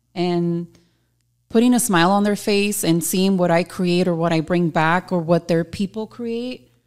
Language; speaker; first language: English; early bilingual, other home language; Spanish